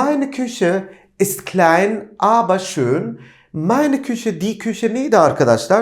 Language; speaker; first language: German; non-native, fluent; Turkish